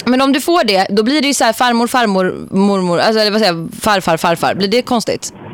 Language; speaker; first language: Swedish; native; Swedish